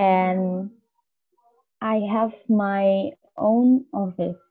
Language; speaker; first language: English; non-native, learner; Indonesian